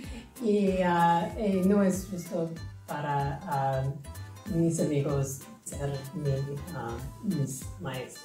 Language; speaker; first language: Spanish; non-native, learner; English